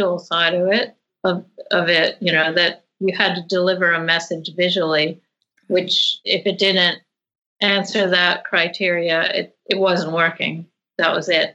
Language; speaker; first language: English; native; English